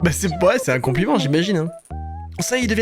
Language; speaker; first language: French; native; French